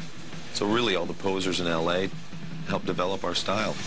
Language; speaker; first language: English; native; English